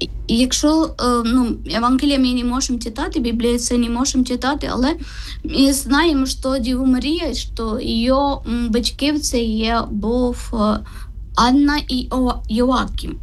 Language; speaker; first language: Ukrainian; non-native, learner; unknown